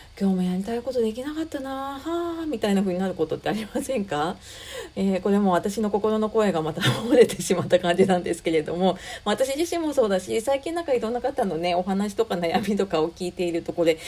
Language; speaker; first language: Japanese; native; Japanese